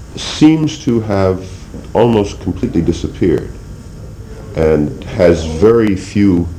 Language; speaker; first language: English; native; English